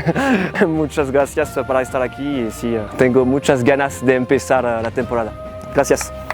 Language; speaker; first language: Spanish; non-native, learner; French